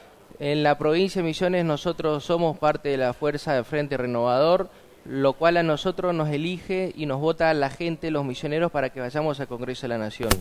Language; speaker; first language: Spanish; native; Spanish